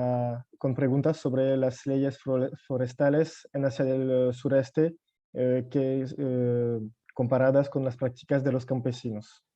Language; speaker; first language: Spanish; non-native, fluent; French